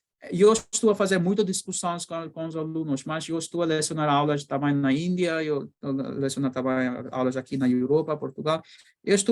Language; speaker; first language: Portuguese; non-native, learner; Bangla